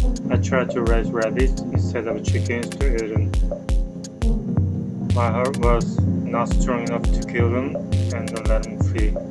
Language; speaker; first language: English; non-native, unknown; Korean